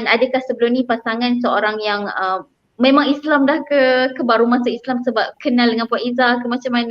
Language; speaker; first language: Malay; native; Malay